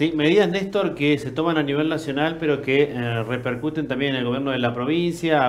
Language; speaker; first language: Spanish; native; Spanish